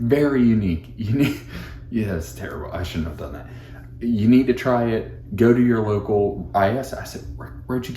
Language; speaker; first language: English; native; English